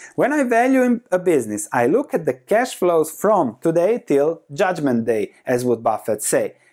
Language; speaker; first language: English; non-native, fluent; Croatian